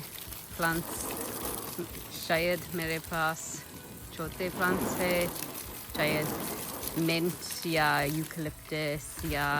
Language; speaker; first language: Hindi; non-native, learner; English